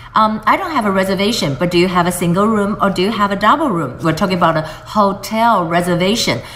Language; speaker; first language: English; non-native, fluent; Chinese